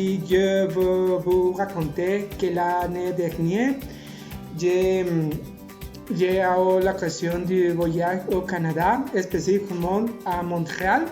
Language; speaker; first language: French; non-native, learner; Spanish